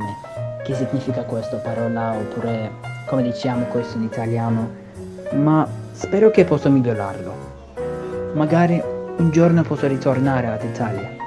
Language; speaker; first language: Italian; non-native, learner; Turkish